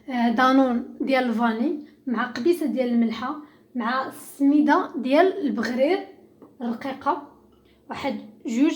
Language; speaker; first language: Arabic; native; Arabic